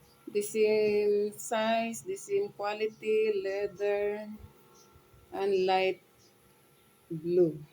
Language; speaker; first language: English; non-native, local second language; Filipino